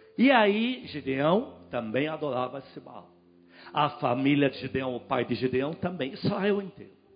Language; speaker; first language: Portuguese; non-native, fluent; Arabic